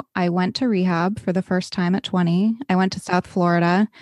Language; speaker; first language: English; native; English